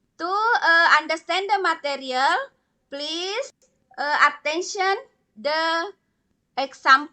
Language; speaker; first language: English; non-native, learner; Indonesian